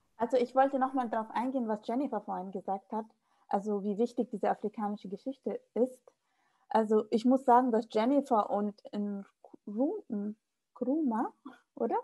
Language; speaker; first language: German; early bilingual, other home language; Arabic